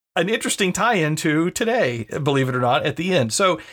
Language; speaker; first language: English; native; English